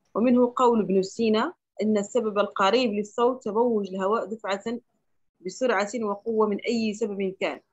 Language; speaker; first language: Arabic; non-native, fluent; Chinese